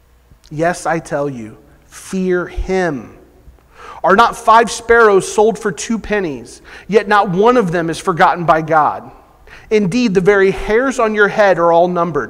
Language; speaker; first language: English; native; English